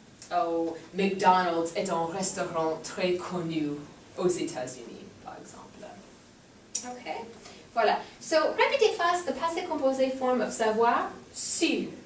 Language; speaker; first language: French; non-native, fluent; English